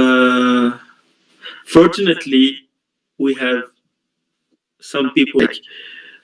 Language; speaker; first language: English; non-native, learner; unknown